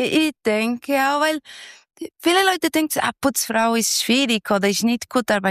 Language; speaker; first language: German; non-native, learner; Portuguese